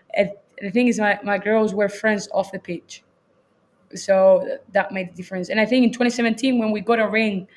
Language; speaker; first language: English; non-native, fluent; Spanish